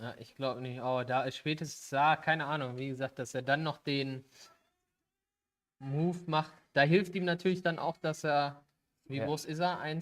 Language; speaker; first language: German; native; German